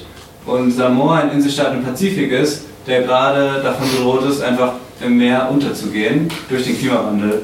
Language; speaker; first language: German; native; German